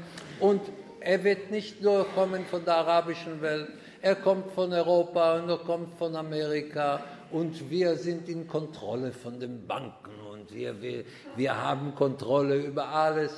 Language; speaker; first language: German; non-native, fluent; Hebrew